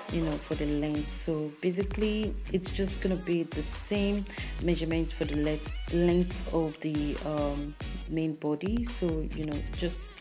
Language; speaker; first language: English; non-native, local second language; Yoruba